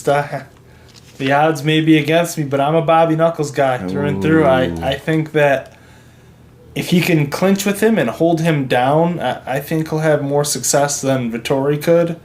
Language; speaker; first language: English; native; English